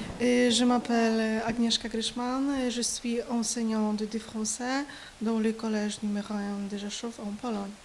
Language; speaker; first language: French; non-native, fluent; Polish